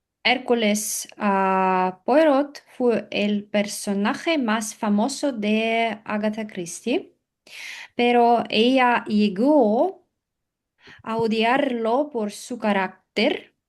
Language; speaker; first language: Spanish; non-native, learner; Russian